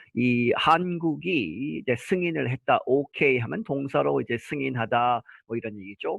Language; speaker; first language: Korean; native; Korean